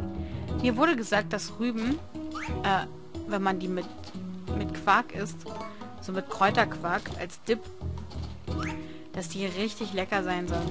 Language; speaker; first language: German; native; German